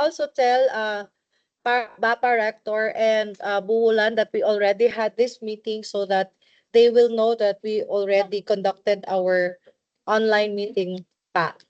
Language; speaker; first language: English; non-native, local second language; Cebuano